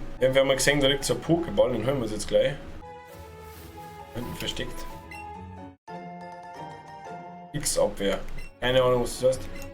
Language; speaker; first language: German; native; German